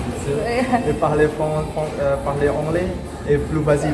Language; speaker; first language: French; non-native, learner; Indonesian